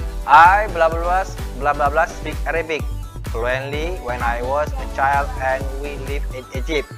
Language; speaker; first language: English; non-native, fluent; Indonesian